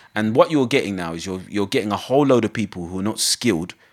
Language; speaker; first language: English; native; English